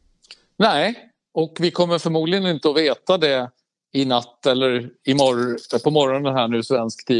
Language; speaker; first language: Swedish; native; Swedish